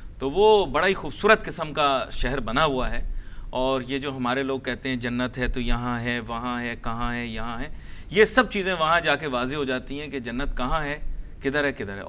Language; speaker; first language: Urdu; non-native, local second language; Punjabi